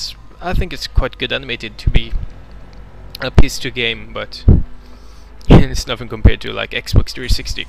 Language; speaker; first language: English; non-native, fluent; Norwegian